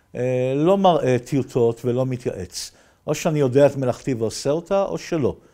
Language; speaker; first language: Hebrew; native; Hebrew